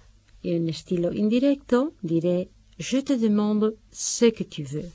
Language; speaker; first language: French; non-native, fluent; Spanish